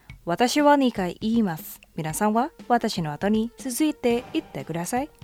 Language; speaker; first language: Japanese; non-native, fluent; Indonesian